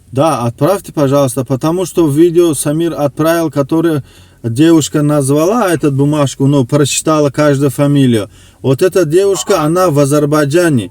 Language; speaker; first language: Russian; non-native, local second language; Tajik